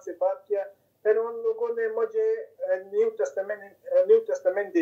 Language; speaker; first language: Hindi; non-native, fluent; Persian